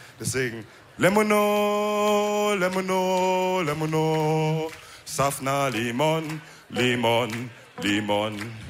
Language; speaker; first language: German; early bilingual, other home language; Wolof